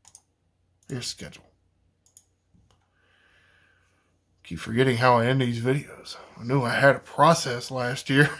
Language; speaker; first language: English; native; English